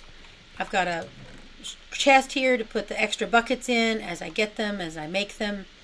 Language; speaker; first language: English; native; English